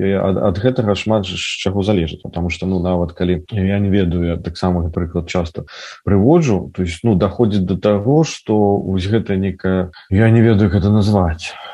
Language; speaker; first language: Belarusian; non-native, local second language; Russian